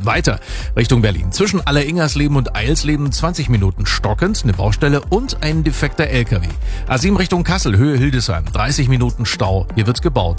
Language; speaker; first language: German; native; German